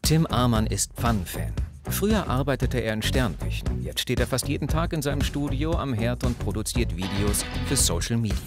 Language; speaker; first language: German; native; German